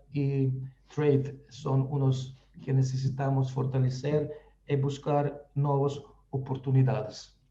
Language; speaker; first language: Spanish; non-native, fluent; Slovenian